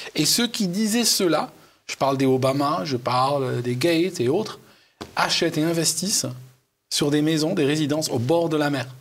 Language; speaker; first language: French; non-native, local second language; Arabic